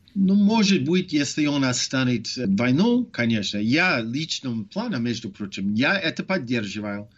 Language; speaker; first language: Russian; non-native, fluent; English